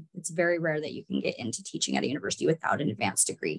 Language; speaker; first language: English; native; English